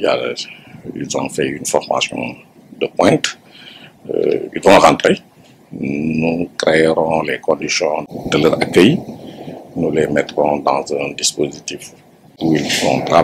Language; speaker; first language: French; non-native, local second language; Wolof